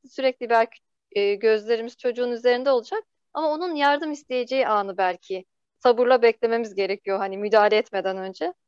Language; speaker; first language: Turkish; native; Turkish